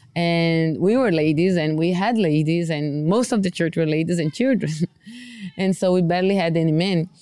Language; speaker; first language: English; non-native, fluent; Portuguese